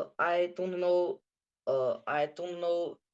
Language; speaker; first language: English; non-native, learner; Chinese